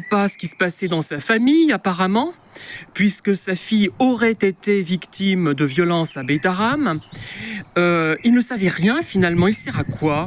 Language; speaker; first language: French; native; French